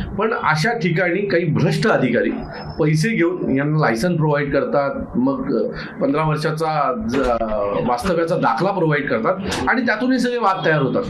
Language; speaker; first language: Marathi; native; Marathi